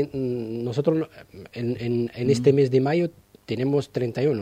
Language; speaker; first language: Spanish; non-native, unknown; Arabic